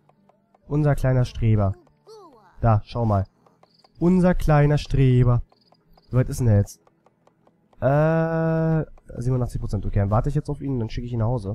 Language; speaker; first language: German; native; German